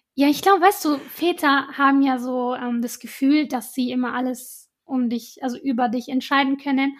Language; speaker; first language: German; early bilingual, other home language; Arabic